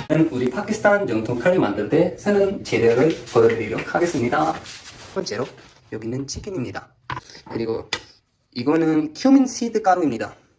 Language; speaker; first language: Korean; non-native, fluent; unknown